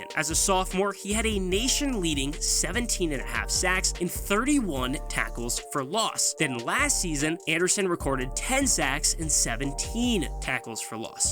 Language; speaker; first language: English; native; English